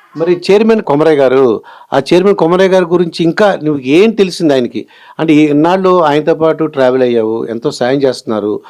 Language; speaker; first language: Telugu; native; Telugu